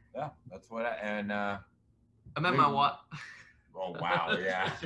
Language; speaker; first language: English; native; English